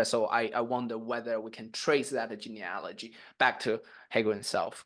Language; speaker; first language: English; non-native, fluent; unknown